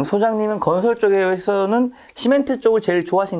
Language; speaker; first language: Korean; native; Korean